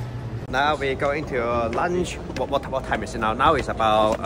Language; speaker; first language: English; non-native, learner; Cantonese